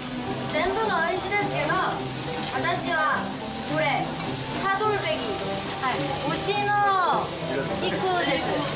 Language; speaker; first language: Japanese; non-native, learner; Korean